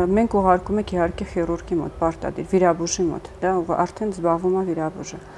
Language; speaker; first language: Armenian; early bilingual, heritage; Armenian